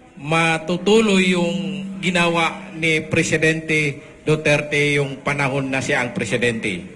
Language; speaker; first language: Filipino; non-native, local second language; Maranao